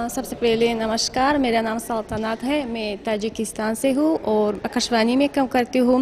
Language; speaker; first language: Hindi; non-native, fluent; Tajik